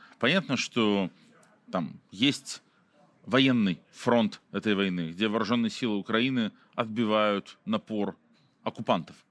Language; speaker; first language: Russian; native; Russian